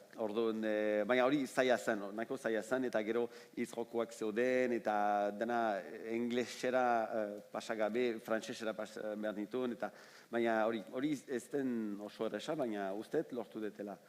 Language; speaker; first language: Basque; non-native, fluent; French